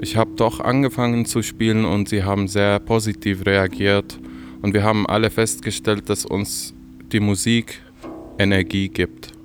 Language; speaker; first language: German; non-native, fluent; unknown